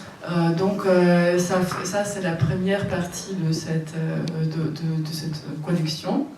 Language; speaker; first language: French; non-native, fluent; Russian